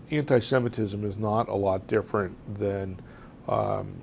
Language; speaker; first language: English; native; English